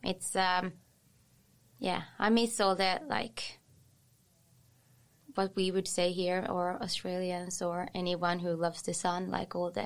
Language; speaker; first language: English; non-native, fluent; Finnish